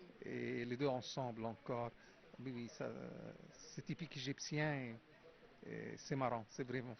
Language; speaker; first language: French; non-native, fluent; Arabic